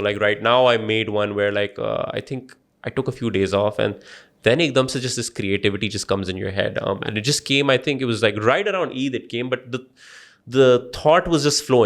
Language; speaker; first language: English; non-native, local second language; Urdu